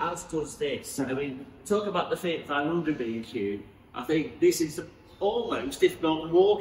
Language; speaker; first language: English; native; English